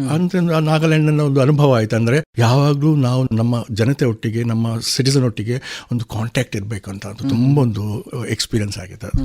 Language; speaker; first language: Kannada; non-native, local second language; Konkani